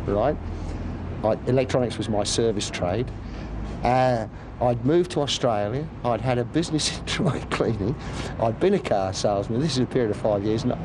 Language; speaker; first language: English; native; English